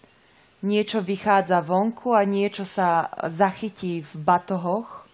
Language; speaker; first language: Slovak; native; Slovak